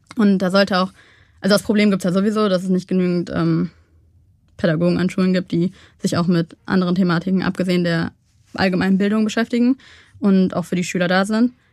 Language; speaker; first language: German; native; German